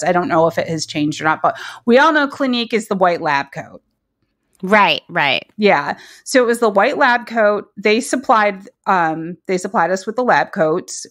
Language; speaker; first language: English; native; English